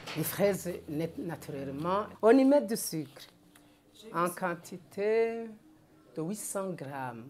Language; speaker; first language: French; non-native, local second language; Rundi